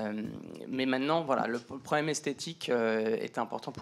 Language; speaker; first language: French; native; French